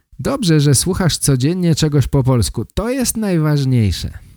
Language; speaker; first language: Polish; native; Polish